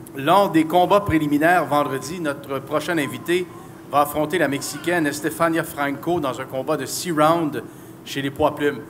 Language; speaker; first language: French; native; French